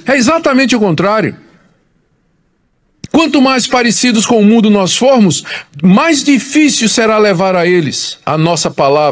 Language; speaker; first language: Portuguese; native; Portuguese